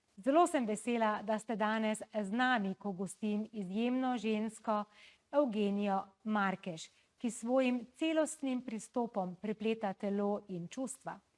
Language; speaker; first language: Slovenian; native; Slovenian